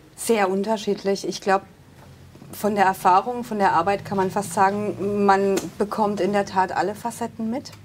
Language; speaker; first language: German; native; German